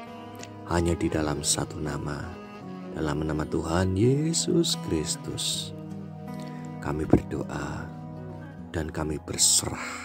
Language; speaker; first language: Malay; non-native, local second language; Javanese